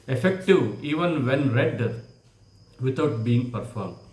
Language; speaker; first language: English; non-native, local second language; Kannada